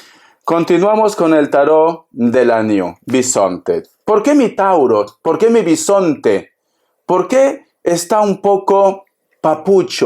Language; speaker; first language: Spanish; native; Spanish